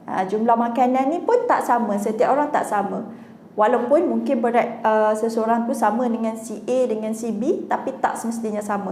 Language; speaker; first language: Malay; native; Malay